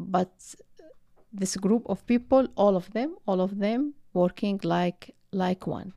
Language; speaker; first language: English; non-native, learner; Arabic